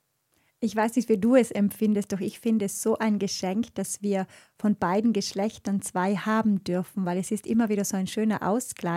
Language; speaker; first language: German; native; German